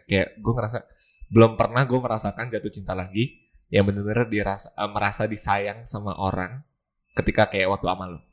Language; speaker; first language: Indonesian; native; Indonesian